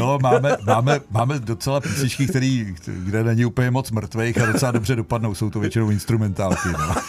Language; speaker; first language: Czech; native; Czech